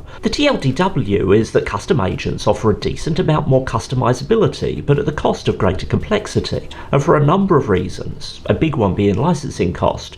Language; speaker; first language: English; native; English